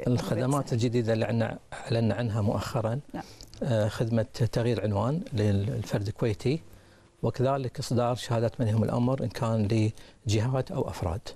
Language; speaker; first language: Arabic; native; Arabic